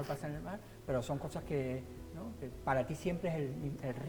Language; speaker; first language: Spanish; native; Spanish